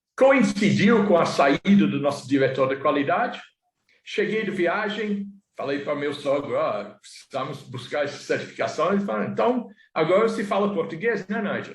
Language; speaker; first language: Portuguese; non-native, fluent; English